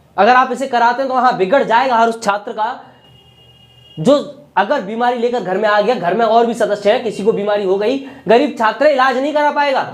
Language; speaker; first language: Hindi; native; Hindi